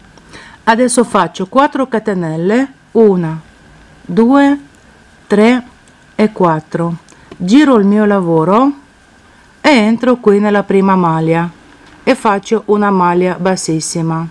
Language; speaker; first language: Italian; non-native, fluent; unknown